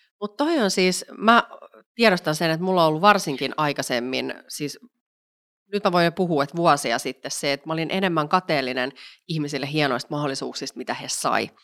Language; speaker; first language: Finnish; native; Finnish